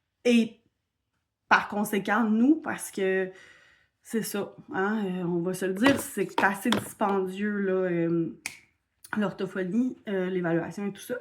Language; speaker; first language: French; native; French